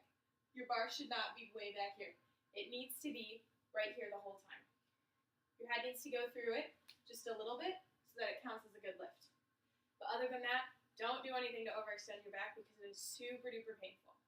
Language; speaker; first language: English; native; English